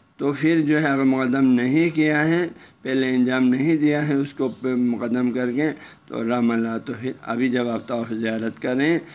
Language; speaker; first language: Urdu; non-native, local second language; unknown